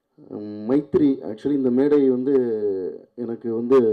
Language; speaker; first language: Tamil; native; Tamil